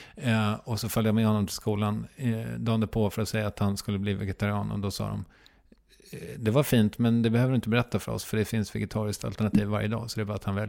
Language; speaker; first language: Swedish; native; Swedish